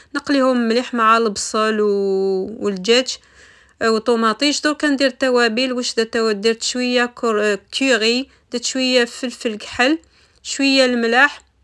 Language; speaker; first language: Arabic; native; Arabic